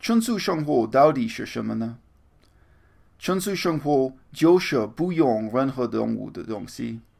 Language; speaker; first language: Chinese; non-native, learner; English